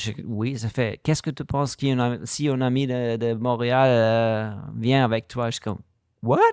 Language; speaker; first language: French; non-native, learner; German